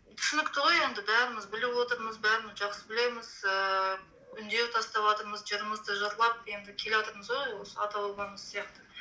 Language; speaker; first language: Kazakh; native; Kazakh